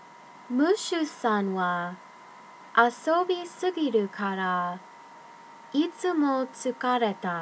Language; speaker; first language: Japanese; non-native, learner; English